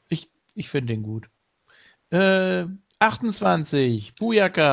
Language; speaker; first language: German; native; German